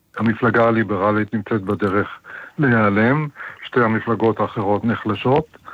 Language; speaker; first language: Hebrew; native; Hebrew